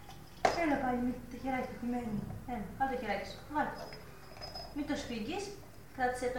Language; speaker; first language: Greek; native; Greek